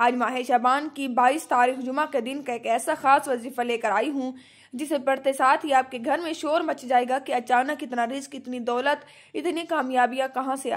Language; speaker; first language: Urdu; native; Urdu